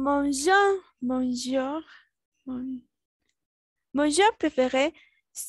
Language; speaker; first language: French; non-native, learner; Spanish